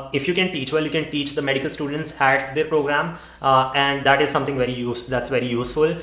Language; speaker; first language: English; non-native, local second language; Hindi